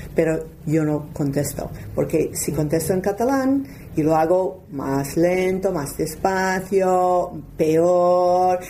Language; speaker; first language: Spanish; non-native, fluent; English